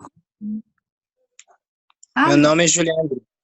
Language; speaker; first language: Portuguese; non-native, learner; Spanish